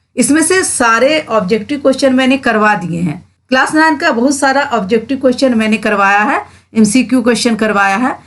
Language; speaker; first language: Urdu; native; Urdu